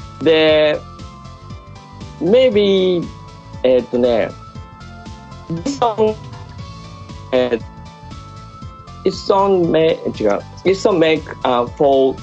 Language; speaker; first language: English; non-native, learner; Japanese